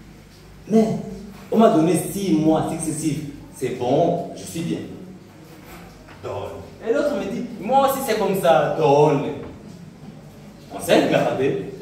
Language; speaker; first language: French; non-native, local second language; Rundi